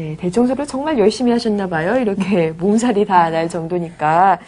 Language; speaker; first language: Korean; native; Korean